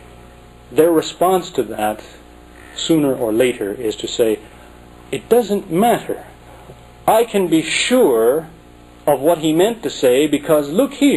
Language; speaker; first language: English; native; English